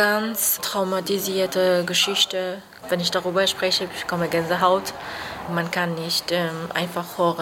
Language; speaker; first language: German; non-native, learner; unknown